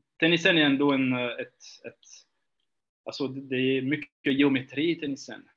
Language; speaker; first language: Swedish; non-native, fluent; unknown